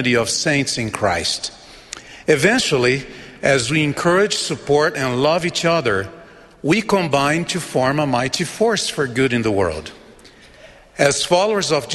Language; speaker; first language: English; non-native, fluent; Portuguese